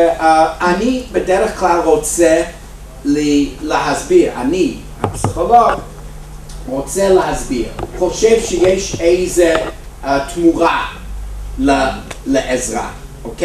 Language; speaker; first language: Hebrew; non-native, fluent; English